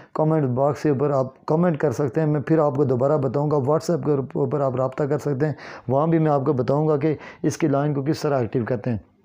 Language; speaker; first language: Urdu; non-native, local second language; Kashmiri